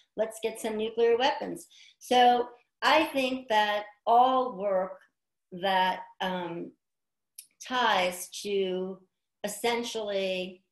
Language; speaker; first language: English; native; English